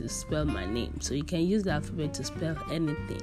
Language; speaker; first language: English; non-native, local second language; Yoruba